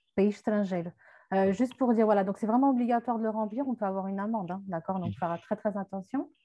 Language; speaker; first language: French; native; French